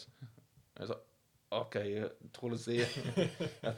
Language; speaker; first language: English; non-native, local second language; Afrikaans